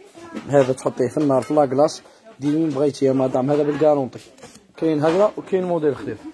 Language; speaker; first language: Arabic; native; Arabic